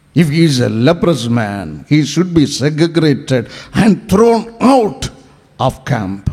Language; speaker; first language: English; non-native, local second language; Malayalam